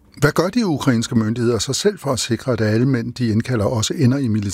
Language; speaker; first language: Danish; native; Danish